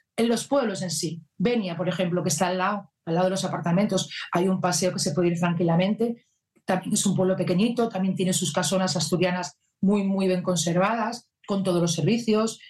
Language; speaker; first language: Spanish; native; Spanish